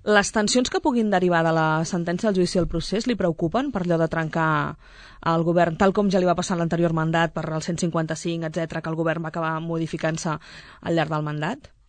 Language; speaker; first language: Catalan; native; Catalan